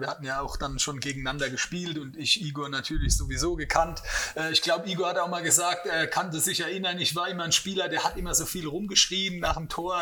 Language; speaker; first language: German; native; German